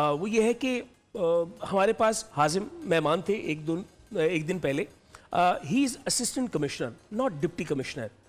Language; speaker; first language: Urdu; native; Urdu